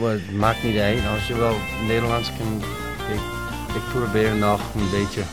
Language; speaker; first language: Dutch; early bilingual, heritage; Dutch